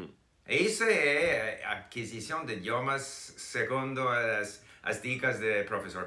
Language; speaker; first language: Portuguese; non-native, fluent; English